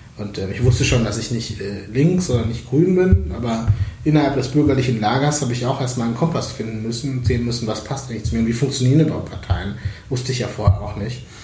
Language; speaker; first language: German; native; German